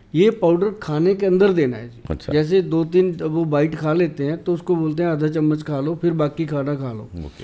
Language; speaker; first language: Hindi; native; Hindi